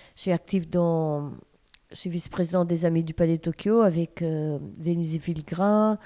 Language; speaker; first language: French; non-native, fluent; Portuguese